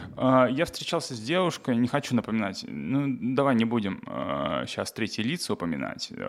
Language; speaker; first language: Russian; native; Russian